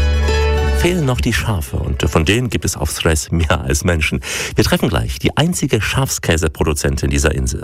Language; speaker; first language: German; native; German